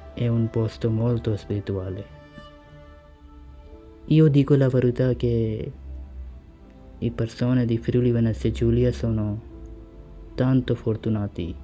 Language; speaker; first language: Italian; non-native, learner; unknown